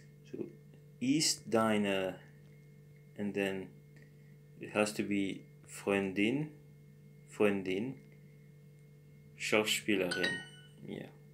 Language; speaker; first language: German; non-native, learner; Morisyen